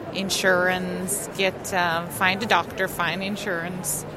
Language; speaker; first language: English; non-native, fluent; Swedish